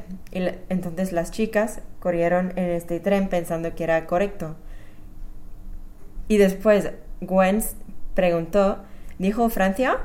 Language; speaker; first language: Spanish; non-native, fluent; English